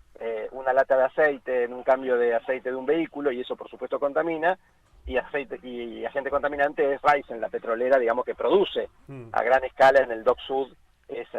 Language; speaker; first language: Spanish; native; Spanish